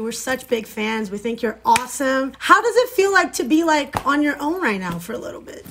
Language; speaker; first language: English; non-native, fluent; Portuguese